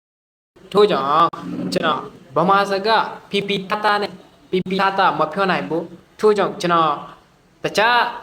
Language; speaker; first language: Burmese; non-native, learner; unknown